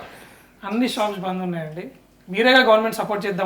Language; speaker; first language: Telugu; native; Telugu